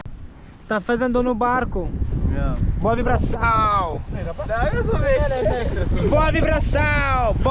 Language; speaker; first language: Portuguese; non-native, learner; French